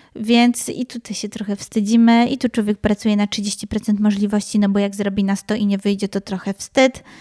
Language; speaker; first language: Polish; native; Polish